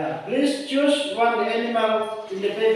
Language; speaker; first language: English; non-native, learner; Indonesian